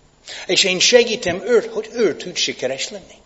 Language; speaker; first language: Hungarian; non-native, fluent; English